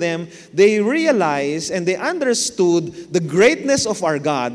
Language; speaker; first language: English; non-native, local second language; Filipino